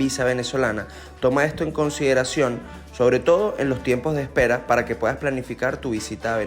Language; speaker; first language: Spanish; native; Spanish